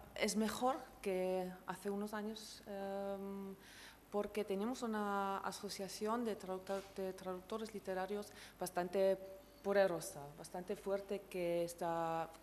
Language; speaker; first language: Spanish; non-native, fluent; German